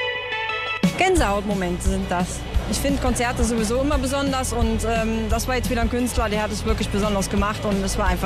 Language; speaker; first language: German; native; German